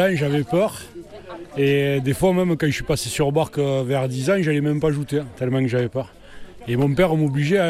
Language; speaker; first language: French; native; French